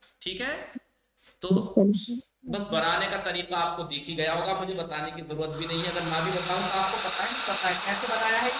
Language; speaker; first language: Urdu; native; Urdu